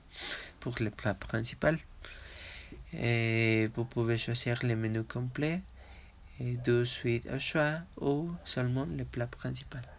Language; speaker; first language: French; non-native, learner; Spanish